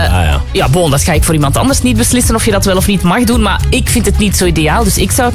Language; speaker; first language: Dutch; native; Dutch